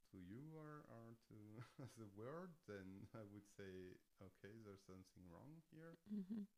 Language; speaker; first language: English; non-native, fluent; French